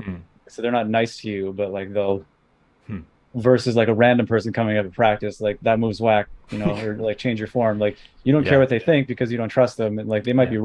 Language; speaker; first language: English; native; English